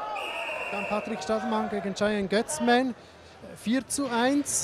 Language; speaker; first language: German; native; German